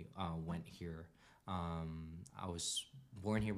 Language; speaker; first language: English; non-native, local second language; Filipino